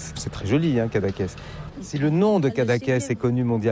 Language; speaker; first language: French; native; French